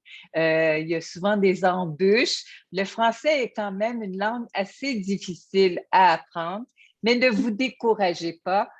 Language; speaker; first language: French; native; French